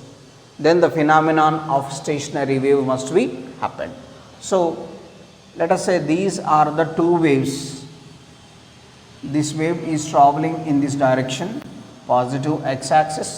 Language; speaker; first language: English; non-native, local second language; Telugu